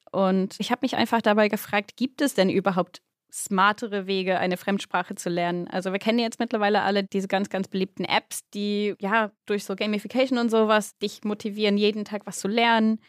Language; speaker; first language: German; non-native, fluent; English